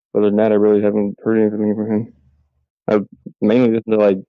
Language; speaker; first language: English; native; English